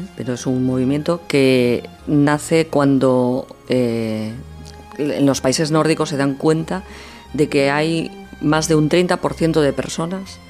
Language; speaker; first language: Spanish; native; Spanish